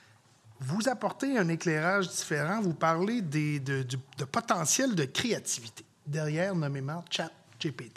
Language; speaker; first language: French; native; French